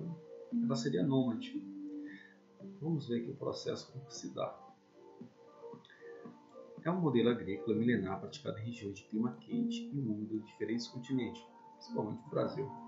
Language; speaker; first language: Portuguese; native; Portuguese